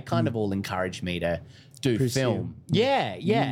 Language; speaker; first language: English; native; English